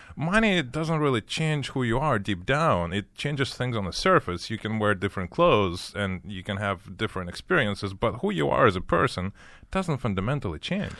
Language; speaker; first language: English; early bilingual, other home language; Ukrainian